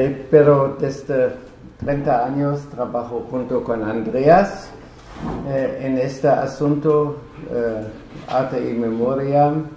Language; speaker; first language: Spanish; non-native, learner; German